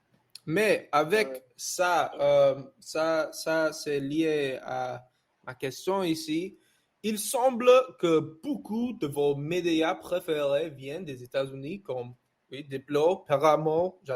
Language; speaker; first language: French; non-native, learner; English